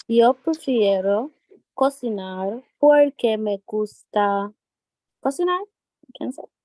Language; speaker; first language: Spanish; non-native, learner; English